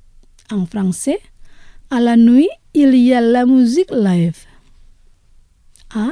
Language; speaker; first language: French; non-native, fluent; Indonesian